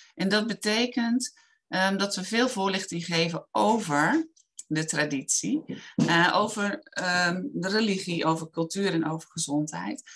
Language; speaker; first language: Dutch; native; Dutch